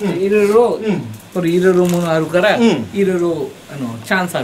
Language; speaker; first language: Japanese; non-native, learner; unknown